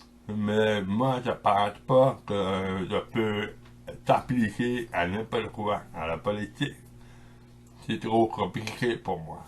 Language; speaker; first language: French; non-native, local second language; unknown